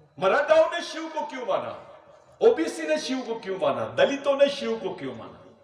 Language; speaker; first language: Hindi; non-native, local second language; Marathi